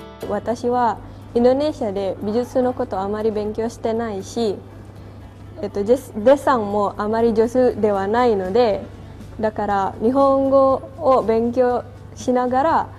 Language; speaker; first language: Japanese; non-native, fluent; Indonesian